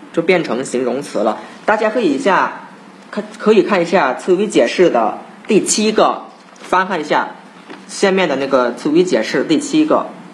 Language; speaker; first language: Chinese; non-native, fluent; Thai